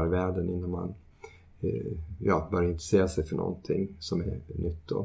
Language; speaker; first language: Swedish; early bilingual, heritage; Swedish